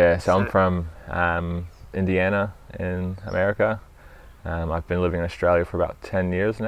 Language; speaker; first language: English; early bilingual, other home language; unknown